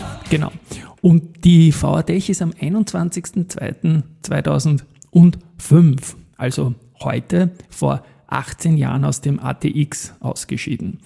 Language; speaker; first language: German; native; German